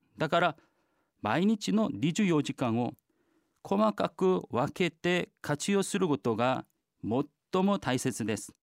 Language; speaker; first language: Japanese; non-native, fluent; Korean